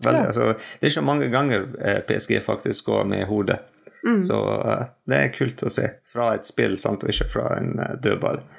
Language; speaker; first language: Norwegian; non-native, fluent; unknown